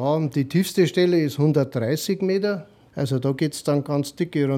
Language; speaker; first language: German; native; German